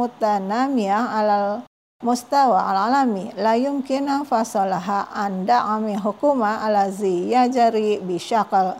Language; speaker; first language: Arabic; non-native, fluent; Indonesian